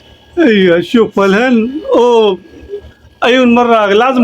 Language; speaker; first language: Arabic; non-native, learner; Urdu